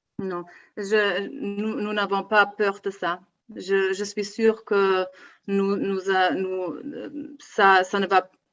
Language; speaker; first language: French; non-native, learner; German